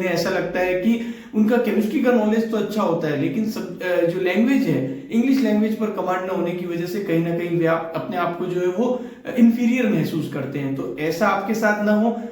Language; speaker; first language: Hindi; native; Hindi